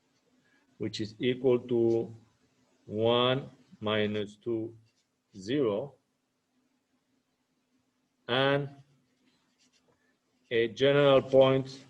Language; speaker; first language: English; non-native, fluent; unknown